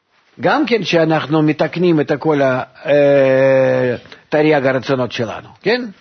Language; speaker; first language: Hebrew; non-native, fluent; Russian